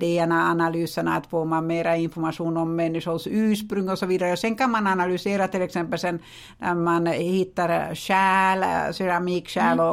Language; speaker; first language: Swedish; non-native, fluent; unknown